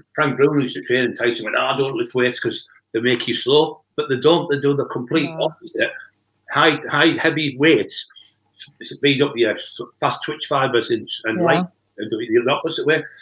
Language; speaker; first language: English; native; English